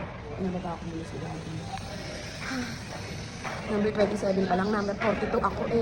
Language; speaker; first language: Filipino; native; Filipino